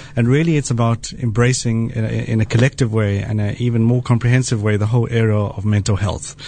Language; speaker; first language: English; native; English